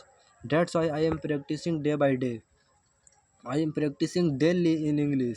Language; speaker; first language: English; non-native, learner; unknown